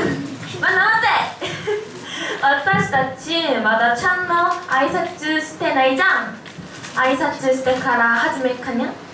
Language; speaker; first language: Japanese; non-native, learner; Korean